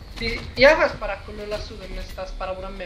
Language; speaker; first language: Italian; native; Italian